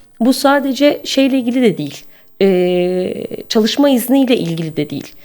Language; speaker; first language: Turkish; native; Turkish